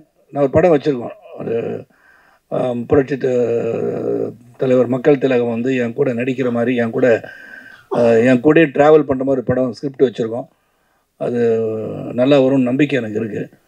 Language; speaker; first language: Tamil; native; Tamil